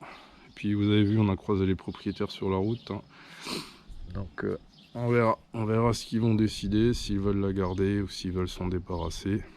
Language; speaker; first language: French; native; French